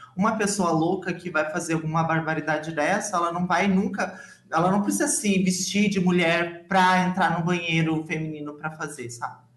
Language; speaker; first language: Portuguese; native; Portuguese